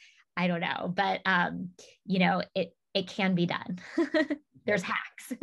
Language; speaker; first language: English; native; English